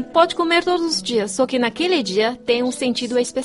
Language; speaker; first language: Portuguese; non-native, fluent; Chinese